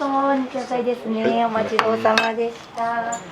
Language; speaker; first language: Japanese; native; Japanese